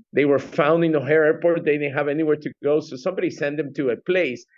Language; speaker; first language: English; non-native, fluent; Spanish